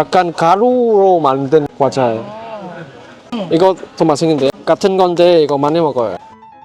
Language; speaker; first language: Korean; non-native, learner; Vietnamese